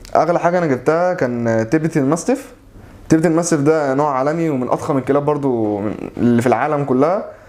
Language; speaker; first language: Arabic; native; Arabic